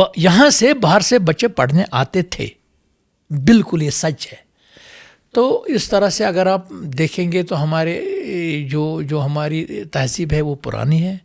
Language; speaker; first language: Urdu; non-native, local second language; Kashmiri